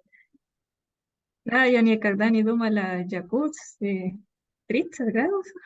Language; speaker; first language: Russian; non-native, learner; Spanish